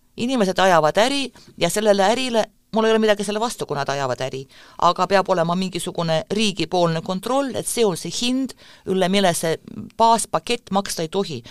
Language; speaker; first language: Estonian; non-native, local second language; Russian